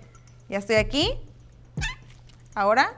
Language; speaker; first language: Spanish; native; Spanish